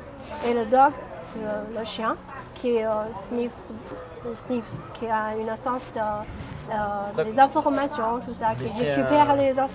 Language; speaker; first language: French; non-native, fluent; Chinese